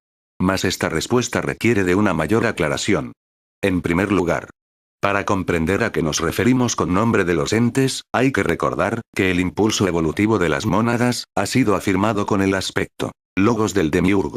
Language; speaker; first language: Spanish; native; Spanish